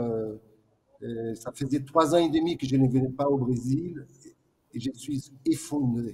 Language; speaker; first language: French; non-native, fluent; Portuguese